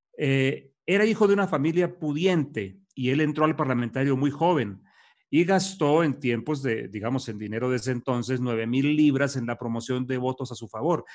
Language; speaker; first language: Spanish; native; Spanish